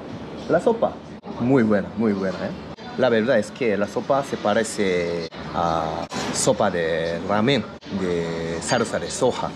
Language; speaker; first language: Spanish; non-native, fluent; Japanese